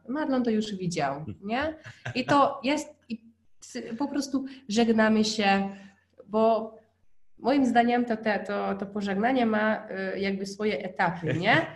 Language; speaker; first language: Polish; non-native, fluent; Hungarian